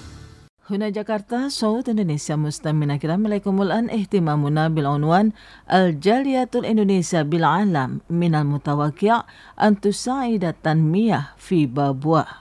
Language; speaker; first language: Arabic; non-native, fluent; Indonesian